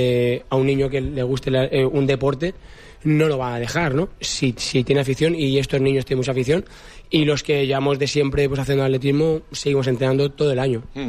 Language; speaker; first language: Spanish; native; Spanish